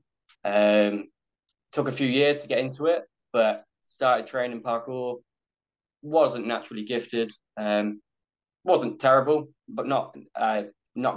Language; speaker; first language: English; native; English